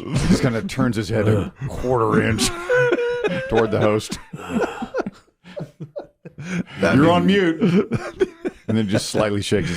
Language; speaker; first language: English; native; English